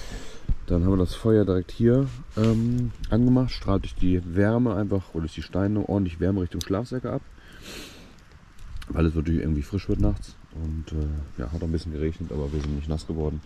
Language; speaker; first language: German; native; German